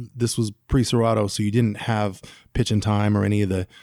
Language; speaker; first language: English; native; English